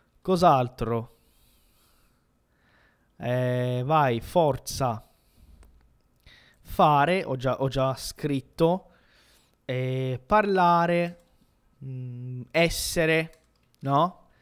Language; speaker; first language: Italian; non-native, fluent; Portuguese